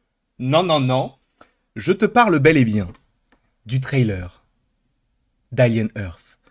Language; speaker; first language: French; native; French